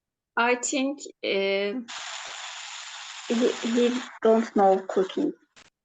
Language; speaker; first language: English; non-native, learner; Turkish